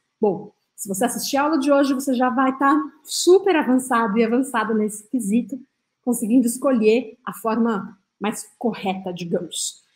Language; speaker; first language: Portuguese; non-native, fluent; French